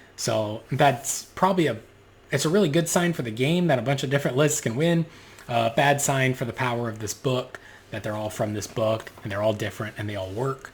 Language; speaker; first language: English; native; English